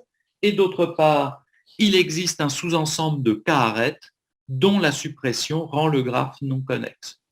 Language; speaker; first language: French; native; French